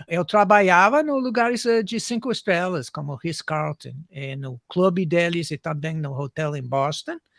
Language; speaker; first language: Portuguese; non-native, fluent; English